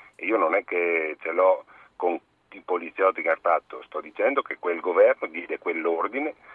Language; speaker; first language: Italian; native; Italian